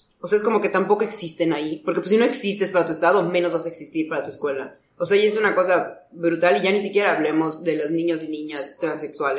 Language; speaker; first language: Spanish; native; Spanish